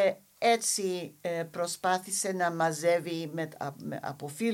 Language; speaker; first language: Greek; non-native, fluent; English